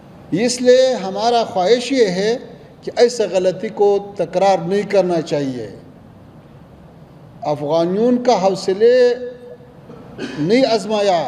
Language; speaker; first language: Hindi; non-native, fluent; Pashto